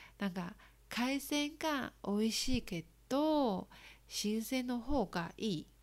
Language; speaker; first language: Japanese; non-native, learner; Chinese